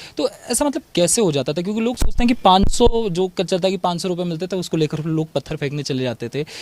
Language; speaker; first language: Hindi; native; Hindi